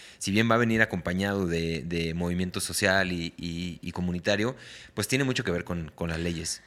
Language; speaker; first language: Spanish; native; Spanish